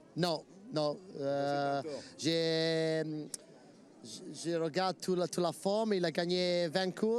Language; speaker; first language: French; non-native, learner; Italian